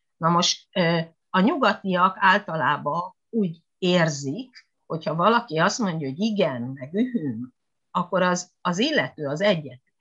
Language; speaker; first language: Hungarian; non-native, fluent; Japanese